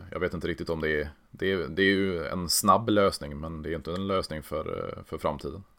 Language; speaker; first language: Swedish; native; Swedish